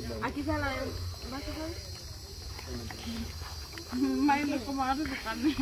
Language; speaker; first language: Spanish; native; Spanish